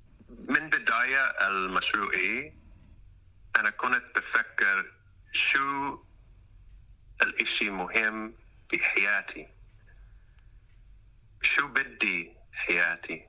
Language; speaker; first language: Arabic; non-native, learner; English